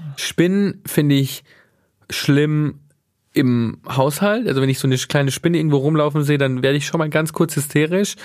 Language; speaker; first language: German; native; German